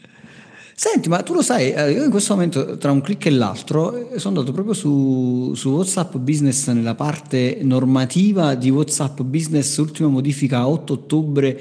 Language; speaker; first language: Italian; native; Italian